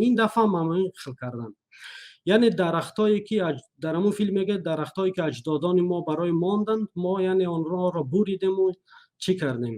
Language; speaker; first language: Persian; non-native, local second language; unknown